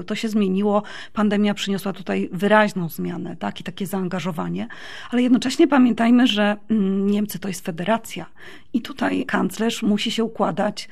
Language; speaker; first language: Polish; native; Polish